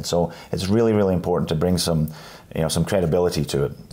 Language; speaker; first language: English; native; English